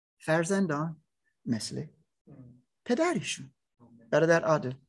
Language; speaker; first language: Persian; non-native, learner; English